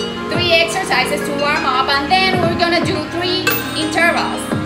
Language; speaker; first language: English; non-native, fluent; Spanish